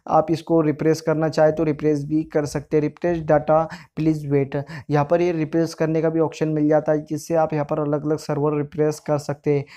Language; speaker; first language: Hindi; native; Hindi